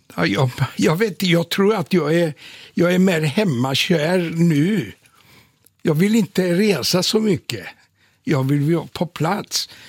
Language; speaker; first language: Swedish; non-native, fluent; Polish